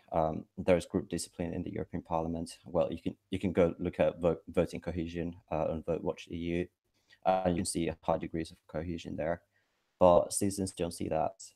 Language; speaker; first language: English; non-native, fluent; Finnish